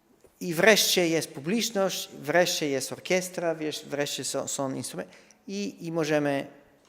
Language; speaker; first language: Polish; non-native, fluent; Italian